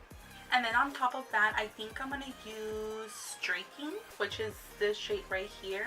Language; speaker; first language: English; native; English